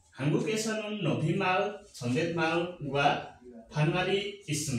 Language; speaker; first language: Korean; non-native, learner; Nepali